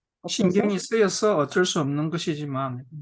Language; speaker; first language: Korean; native; Korean